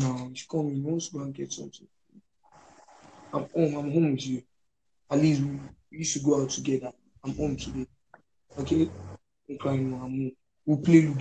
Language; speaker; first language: English; non-native, local second language; Yoruba